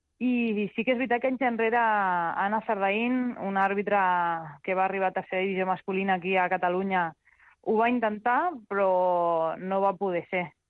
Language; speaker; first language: Catalan; early bilingual, other home language; Spanish